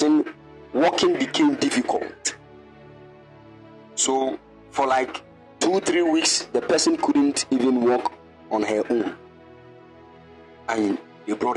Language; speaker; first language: English; non-native, local second language; Akan